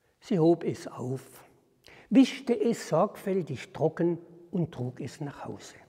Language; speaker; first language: German; native; German